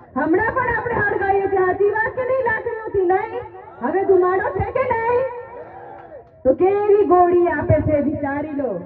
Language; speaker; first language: Gujarati; non-native, local second language; Rathawi